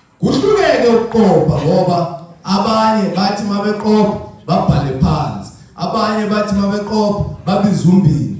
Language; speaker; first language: Zulu; non-native, local second language; Xhosa